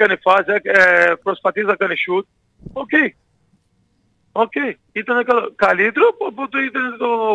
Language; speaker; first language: Greek; non-native, learner; Portuguese